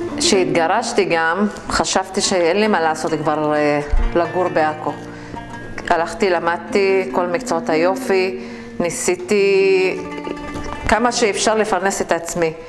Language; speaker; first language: Hebrew; non-native, local second language; Arabic